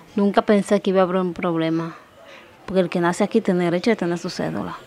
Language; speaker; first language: Spanish; native; Spanish